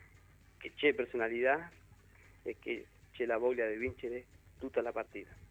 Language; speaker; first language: Italian; non-native, learner; Spanish